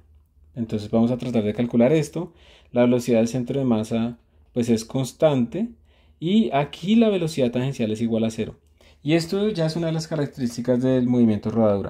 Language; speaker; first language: Spanish; native; Spanish